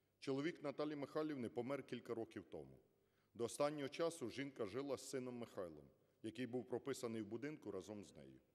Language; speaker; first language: Ukrainian; native; Ukrainian